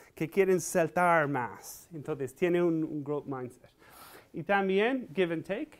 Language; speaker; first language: Spanish; non-native, fluent; English